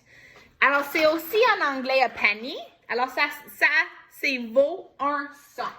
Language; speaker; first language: French; non-native, fluent; English